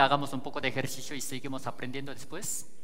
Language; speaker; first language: Spanish; native; Spanish